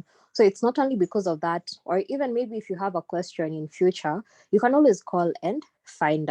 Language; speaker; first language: English; non-native, local second language; Swahili